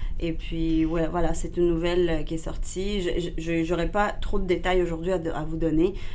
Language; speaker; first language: French; non-native, fluent; Spanish